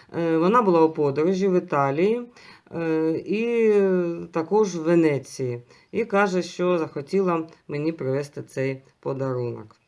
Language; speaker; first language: Ukrainian; non-native, local second language; Russian